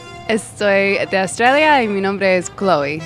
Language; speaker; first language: Spanish; non-native, learner; English